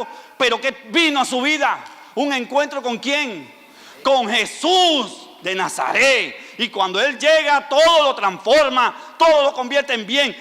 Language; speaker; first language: Spanish; native; Spanish